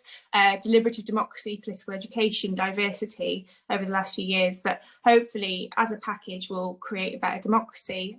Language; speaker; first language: English; native; English